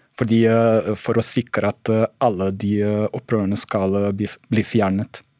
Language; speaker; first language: Norwegian; non-native, fluent; Portuguese